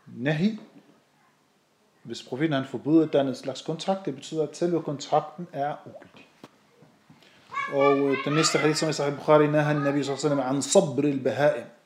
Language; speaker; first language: Danish; non-native, fluent; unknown